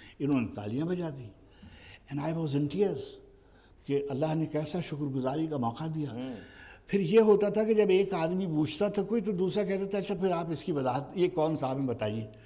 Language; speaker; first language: Urdu; native; Urdu